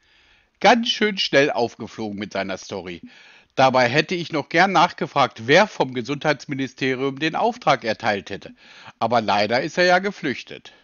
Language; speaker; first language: German; native; German